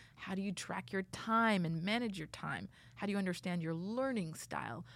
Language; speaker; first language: English; native; English